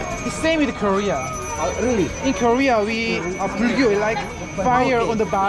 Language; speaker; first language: English; non-native, learner; Korean